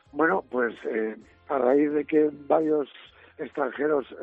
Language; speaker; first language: Spanish; native; Spanish